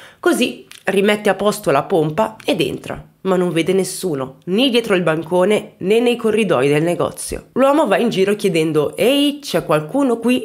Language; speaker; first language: Italian; native; Italian